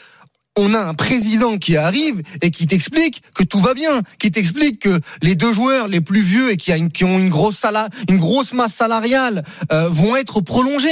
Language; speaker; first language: French; native; French